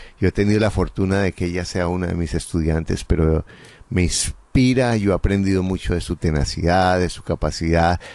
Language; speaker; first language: Spanish; native; Spanish